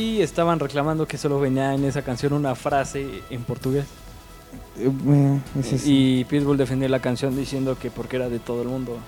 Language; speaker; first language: Spanish; native; Spanish